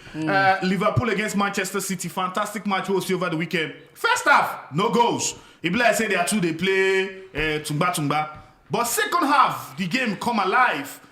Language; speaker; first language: Nigerian Pidgin; native; Nigerian Pidgin